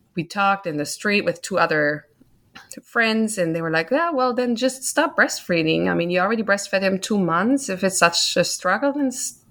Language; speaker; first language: English; non-native, fluent; German